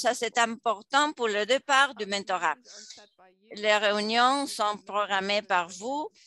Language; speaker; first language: French; non-native, fluent; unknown